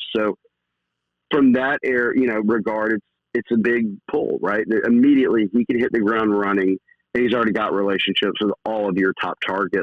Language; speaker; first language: English; native; English